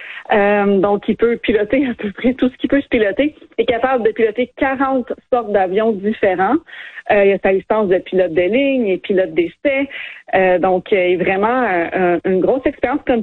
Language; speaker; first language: French; native; French